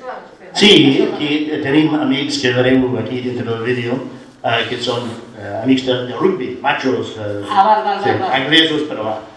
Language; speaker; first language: Catalan; non-native, fluent; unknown